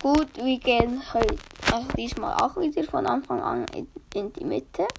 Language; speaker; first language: German; native; German